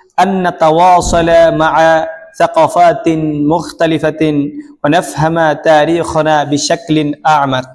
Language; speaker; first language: Arabic; non-native, learner; Bangla